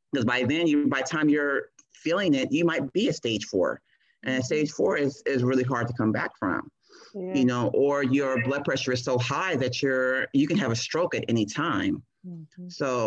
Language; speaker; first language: English; native; English